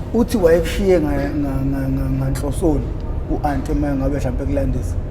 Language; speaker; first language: Zulu; native; Zulu